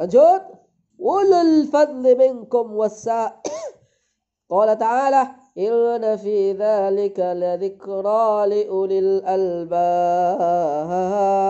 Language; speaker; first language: Arabic; non-native, fluent; Indonesian